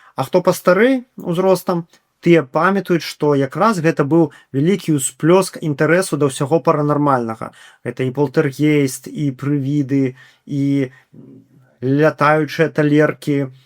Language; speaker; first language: Belarusian; native; Belarusian